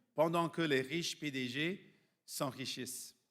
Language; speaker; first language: French; non-native, fluent; English